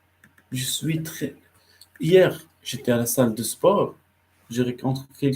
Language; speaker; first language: French; non-native, learner; Arabic